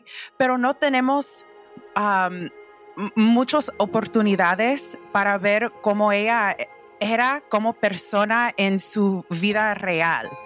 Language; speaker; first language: Spanish; early bilingual, heritage; English